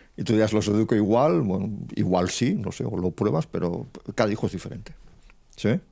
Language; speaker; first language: Spanish; non-native, local second language; Catalan